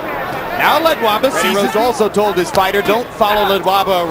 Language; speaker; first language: English; native; English